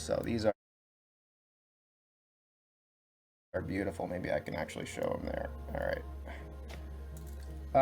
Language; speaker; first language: English; native; English